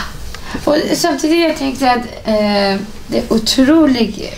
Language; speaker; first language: Swedish; non-native, fluent; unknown